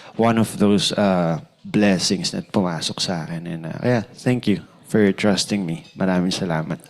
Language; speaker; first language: Filipino; native; Filipino